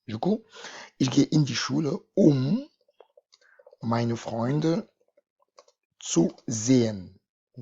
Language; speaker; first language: German; non-native, fluent; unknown